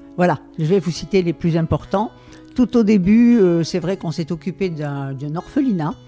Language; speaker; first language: French; native; French